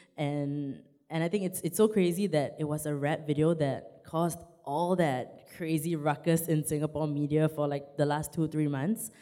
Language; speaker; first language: English; native; English